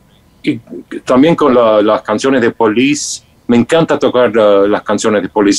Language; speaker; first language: Spanish; non-native, fluent; English